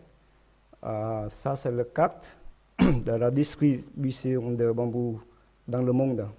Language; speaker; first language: French; non-native, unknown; Vietnamese